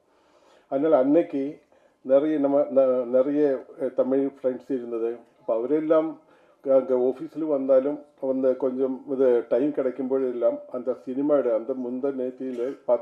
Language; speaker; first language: Tamil; non-native, learner; Malayalam